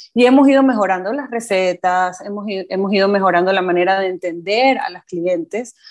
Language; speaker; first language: Spanish; native; Spanish